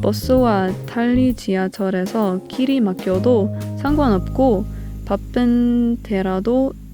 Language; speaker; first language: Korean; non-native, learner; English